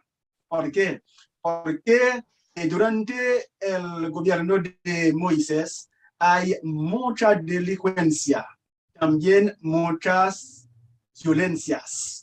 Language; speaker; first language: Spanish; non-native, learner; Haitian Creole